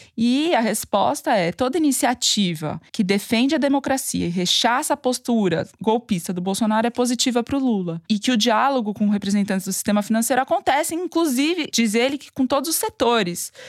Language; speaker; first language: Portuguese; native; Portuguese